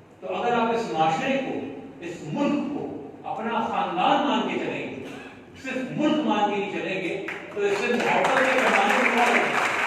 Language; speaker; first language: Urdu; non-native, local second language; Sindhi